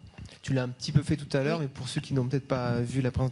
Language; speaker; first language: French; native; French